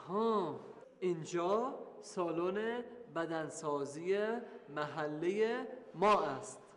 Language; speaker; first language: Persian; non-native, learner; Arabic